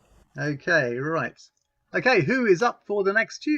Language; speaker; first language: English; native; English